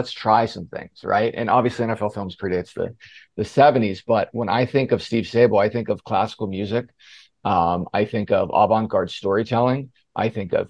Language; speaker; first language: English; native; English